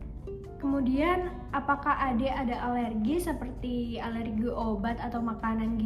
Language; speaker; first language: Indonesian; native; Indonesian